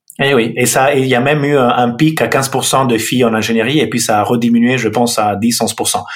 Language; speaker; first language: French; non-native, fluent; Italian